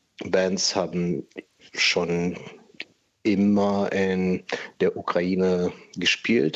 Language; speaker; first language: German; non-native, fluent; Russian